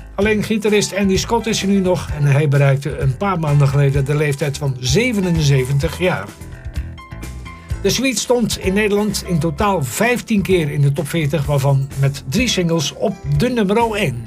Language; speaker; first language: Dutch; native; Dutch